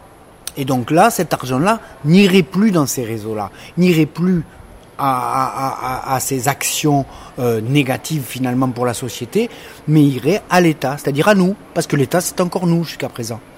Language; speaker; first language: French; native; French